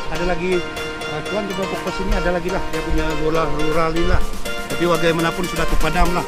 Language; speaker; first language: Malay; non-native, local second language; Central Dusun